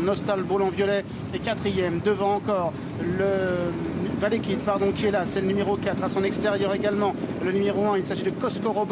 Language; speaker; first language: French; native; French